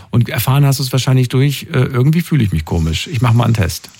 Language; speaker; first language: German; native; German